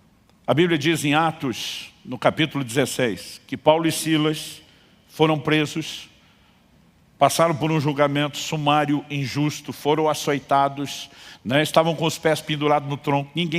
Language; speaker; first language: Portuguese; native; Portuguese